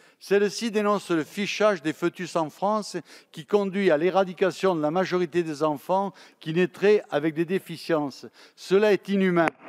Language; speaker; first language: French; native; French